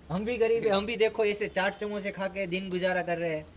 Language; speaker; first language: Hindi; non-native, local second language; Gujarati